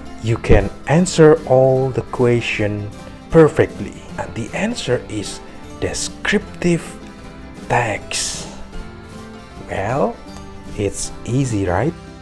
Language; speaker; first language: English; non-native, fluent; Indonesian